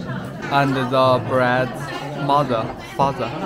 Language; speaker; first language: English; non-native, local second language; Chinese